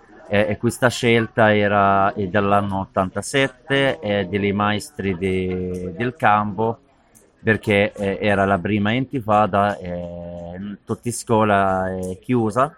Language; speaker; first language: Italian; non-native, learner; Arabic